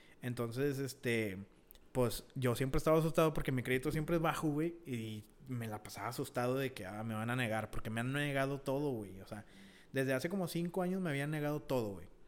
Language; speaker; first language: Spanish; early bilingual, heritage; Spanish